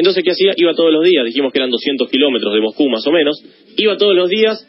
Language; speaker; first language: Spanish; native; Spanish